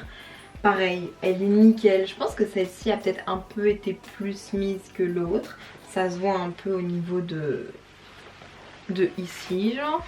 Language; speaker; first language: French; native; French